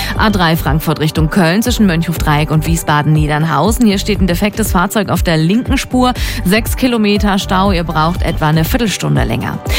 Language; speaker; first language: German; native; German